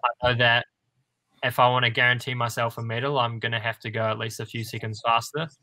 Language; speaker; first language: English; native; English